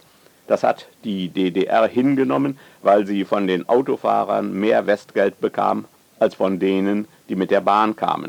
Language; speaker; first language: German; native; German